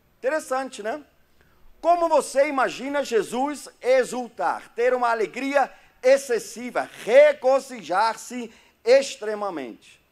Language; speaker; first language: Portuguese; non-native, fluent; German